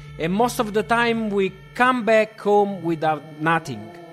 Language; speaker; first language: English; non-native, fluent; Italian